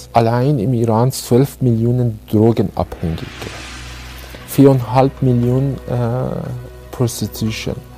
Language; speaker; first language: German; non-native, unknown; Persian